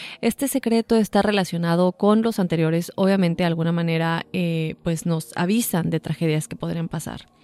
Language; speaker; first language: Spanish; native; Spanish